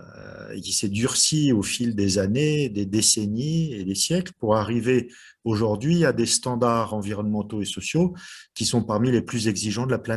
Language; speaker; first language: French; native; French